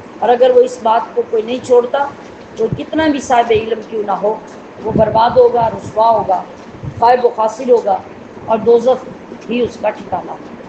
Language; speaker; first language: Urdu; non-native, local second language; Punjabi